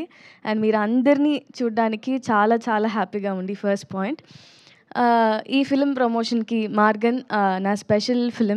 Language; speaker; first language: Telugu; non-native, learner; Tamil